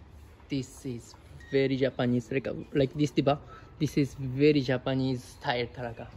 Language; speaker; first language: English; non-native, learner; Japanese